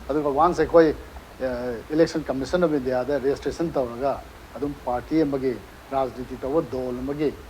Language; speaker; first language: Manipuri; native; Manipuri